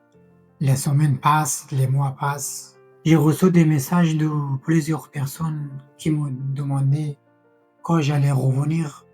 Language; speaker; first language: French; non-native, fluent; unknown